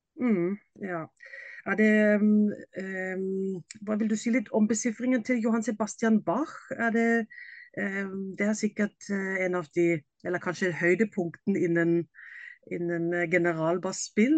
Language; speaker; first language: Norwegian; non-native, fluent; German